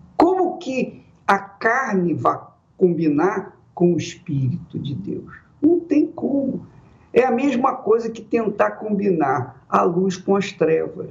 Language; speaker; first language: Portuguese; native; Portuguese